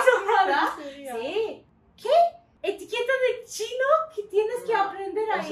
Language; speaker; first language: Spanish; non-native, learner; Turkish